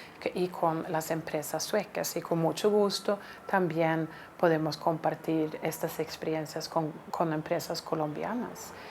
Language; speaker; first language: Spanish; non-native, fluent; Swedish